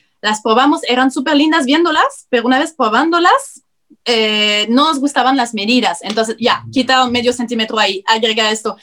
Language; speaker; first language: Spanish; non-native, fluent; French